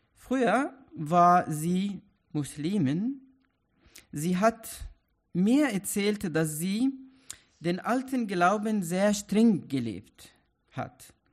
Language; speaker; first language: German; non-native, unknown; Arabic